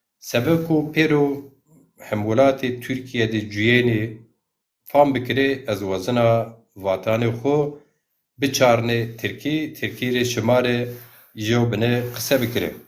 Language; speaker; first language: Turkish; non-native, local second language; Zaza